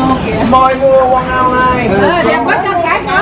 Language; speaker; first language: Vietnamese; non-native, learner; English